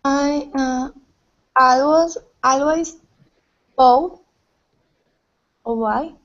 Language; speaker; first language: English; non-native, learner; Portuguese